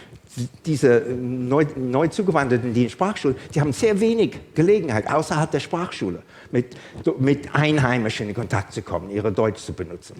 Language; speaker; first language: German; non-native, fluent; English